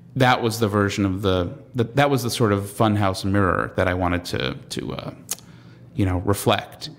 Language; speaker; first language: English; native; English